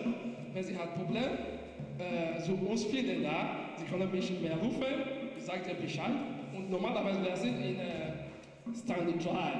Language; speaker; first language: German; non-native, learner; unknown